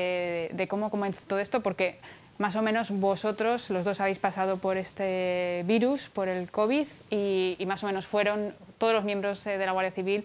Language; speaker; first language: Spanish; native; Spanish